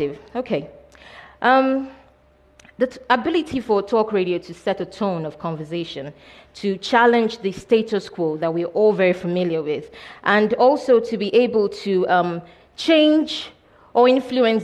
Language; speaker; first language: English; non-native, local second language; Igbo